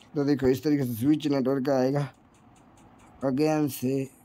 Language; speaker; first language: Hindi; native; Hindi